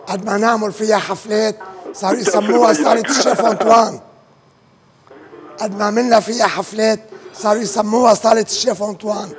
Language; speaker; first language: Arabic; native; Arabic